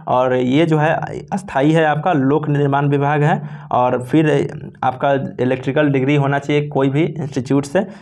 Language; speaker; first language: Hindi; native; Hindi